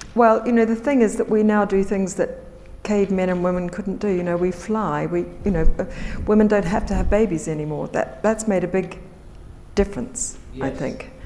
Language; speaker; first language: English; native; English